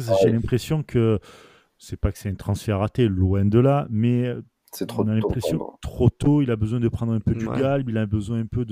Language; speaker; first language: French; native; French